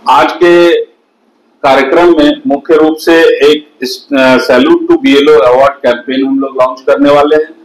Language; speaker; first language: Hindi; native; Hindi